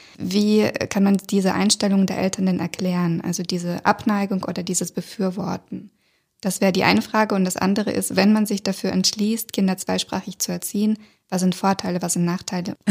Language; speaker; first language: German; early bilingual, other home language; Russian